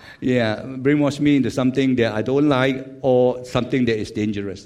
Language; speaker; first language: English; non-native, local second language; Chinese